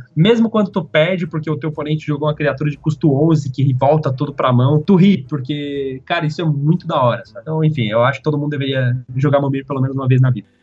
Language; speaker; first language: Portuguese; native; Portuguese